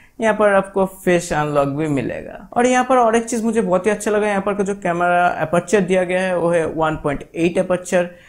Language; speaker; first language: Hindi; non-native, local second language; Bangla